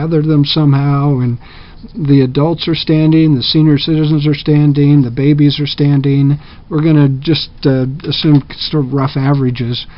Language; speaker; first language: English; native; English